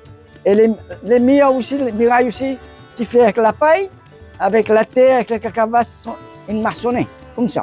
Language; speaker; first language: French; non-native, local second language; Morisyen